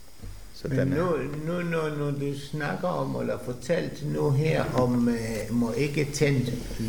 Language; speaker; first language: Danish; non-native, fluent; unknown